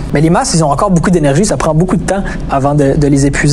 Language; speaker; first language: French; native; French